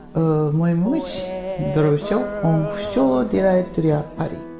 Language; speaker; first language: Russian; non-native, learner; Japanese